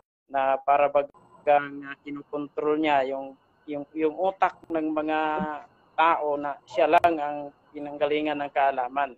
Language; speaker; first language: Filipino; native; Filipino